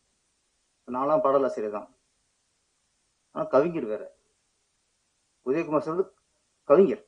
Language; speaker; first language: Tamil; native; Tamil